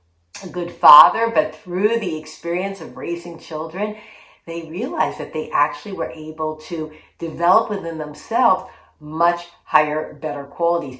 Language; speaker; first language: English; native; English